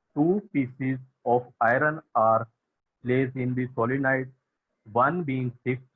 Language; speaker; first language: English; non-native, local second language; Punjabi